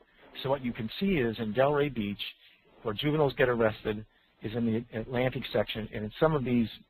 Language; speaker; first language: English; native; English